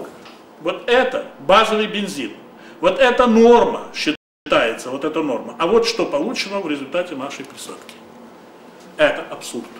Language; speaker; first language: Russian; native; Russian